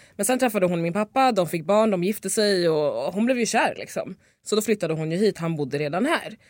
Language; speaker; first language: Swedish; native; Swedish